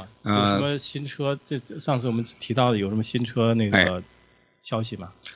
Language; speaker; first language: Chinese; native; Chinese